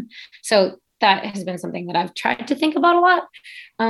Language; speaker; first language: English; native; English